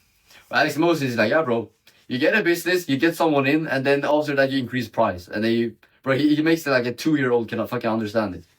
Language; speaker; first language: English; non-native, fluent; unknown